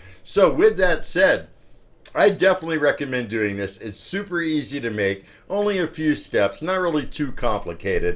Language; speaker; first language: English; native; English